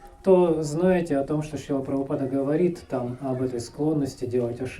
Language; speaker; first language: Russian; native; Russian